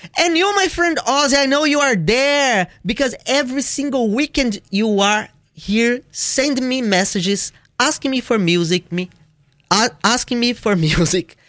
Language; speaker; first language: English; non-native, fluent; Portuguese